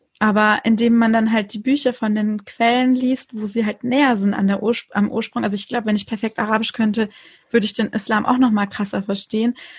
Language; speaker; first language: German; early bilingual, other home language; Turkish